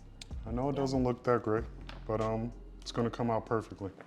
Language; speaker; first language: English; native; English